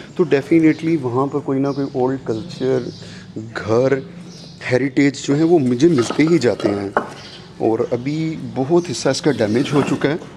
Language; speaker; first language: Urdu; non-native, local second language; Punjabi